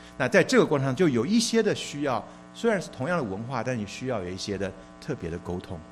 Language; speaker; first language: Chinese; native; Chinese